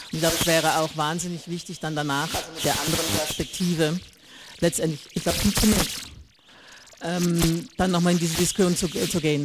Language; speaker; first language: German; native; German